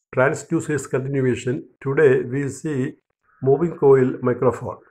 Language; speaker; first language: English; non-native, local second language; Malayalam